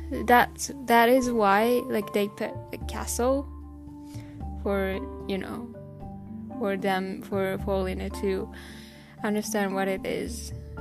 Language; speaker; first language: English; non-native, learner; Japanese